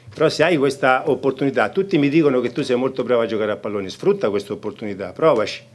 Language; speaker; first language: Italian; native; Italian